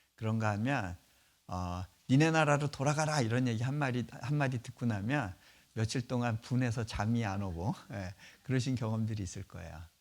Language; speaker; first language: Korean; native; Korean